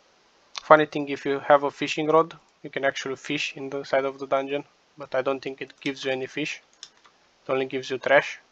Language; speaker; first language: English; non-native, fluent; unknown